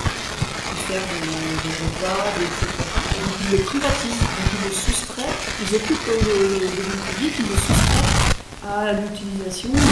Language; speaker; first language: French; native; French